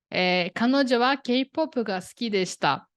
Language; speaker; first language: Japanese; non-native, fluent; Portuguese